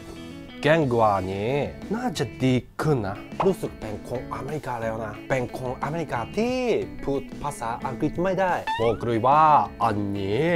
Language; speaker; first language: Thai; non-native, learner; Japanese